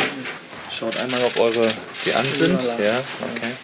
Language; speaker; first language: German; native; German